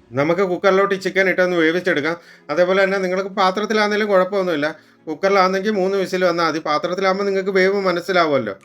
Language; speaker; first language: Malayalam; native; Malayalam